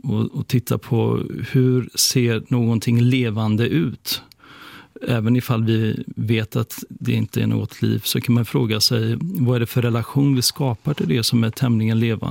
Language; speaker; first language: Swedish; native; Swedish